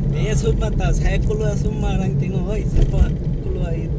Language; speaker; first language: Indonesian; non-native, learner; Maithili